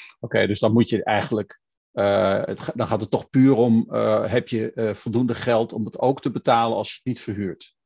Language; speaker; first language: Dutch; native; Dutch